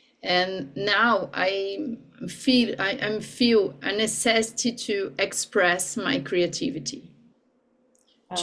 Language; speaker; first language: English; non-native, learner; Portuguese